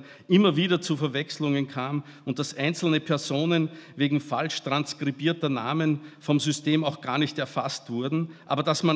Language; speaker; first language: German; native; German